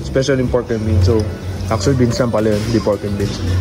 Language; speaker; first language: English; non-native, local second language; Filipino